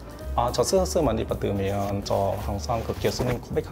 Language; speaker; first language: Korean; non-native, learner; Vietnamese